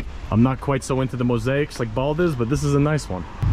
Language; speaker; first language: English; native; English